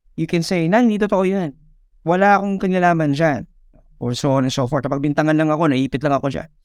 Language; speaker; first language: Filipino; native; Filipino